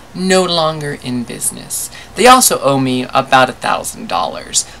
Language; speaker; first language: English; native; English